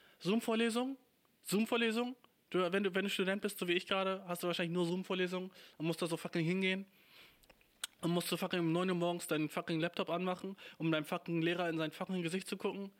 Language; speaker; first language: German; native; German